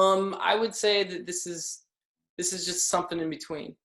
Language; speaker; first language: English; native; English